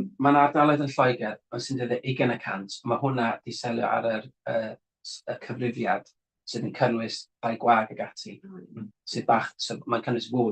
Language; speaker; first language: Welsh; native; Welsh